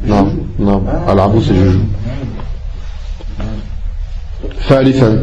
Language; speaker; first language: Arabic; non-native, fluent; French